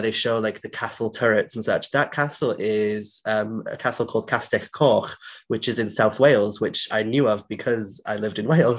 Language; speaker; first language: English; non-native, local second language; Welsh